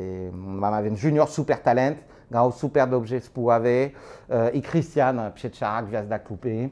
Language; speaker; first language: Polish; non-native, learner; French